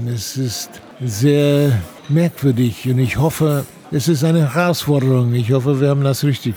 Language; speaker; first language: German; non-native, fluent; English